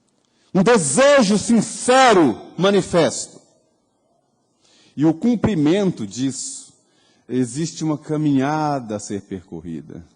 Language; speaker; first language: Portuguese; native; Portuguese